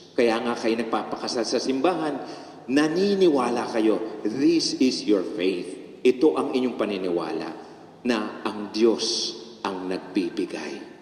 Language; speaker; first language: Filipino; native; Filipino